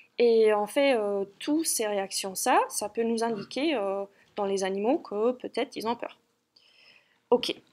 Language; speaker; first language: French; non-native, fluent; German